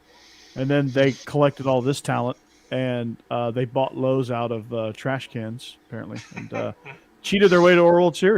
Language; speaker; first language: English; native; English